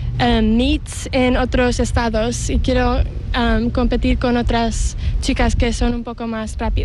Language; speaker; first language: Spanish; early bilingual, heritage; English